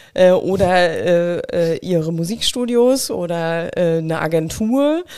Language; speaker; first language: German; native; German